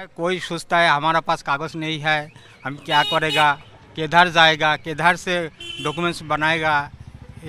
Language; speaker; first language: Hindi; non-native, local second language; Bangla